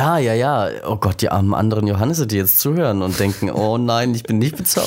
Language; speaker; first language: German; native; German